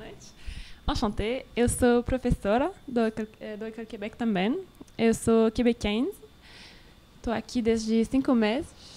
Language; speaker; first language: Portuguese; non-native, learner; French